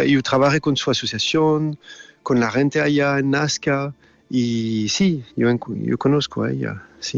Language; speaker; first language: Spanish; non-native, learner; French